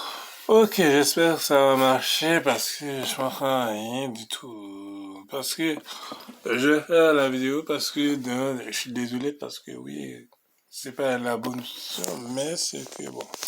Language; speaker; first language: French; non-native, local second language; Haitian Creole